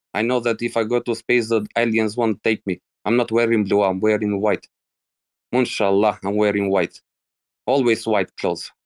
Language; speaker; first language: English; non-native, fluent; Arabic